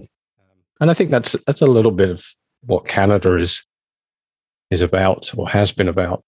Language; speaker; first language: English; native; English